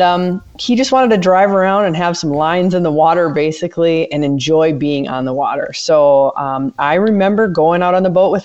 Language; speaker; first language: English; native; English